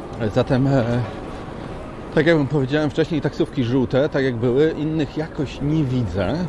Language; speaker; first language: Polish; native; Polish